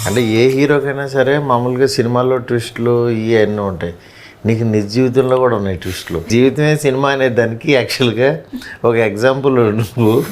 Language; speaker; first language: Telugu; native; Telugu